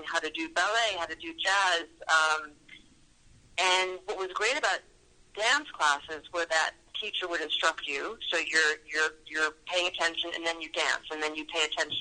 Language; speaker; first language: English; native; English